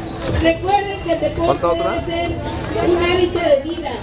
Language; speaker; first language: Spanish; native; Spanish